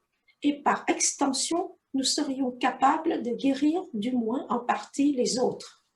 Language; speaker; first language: French; native; French